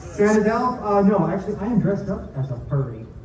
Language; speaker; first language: English; native; English